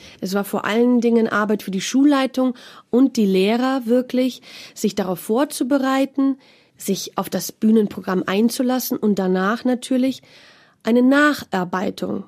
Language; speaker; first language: German; native; German